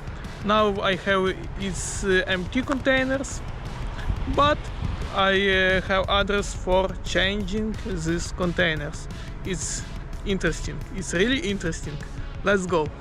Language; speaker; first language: English; non-native, learner; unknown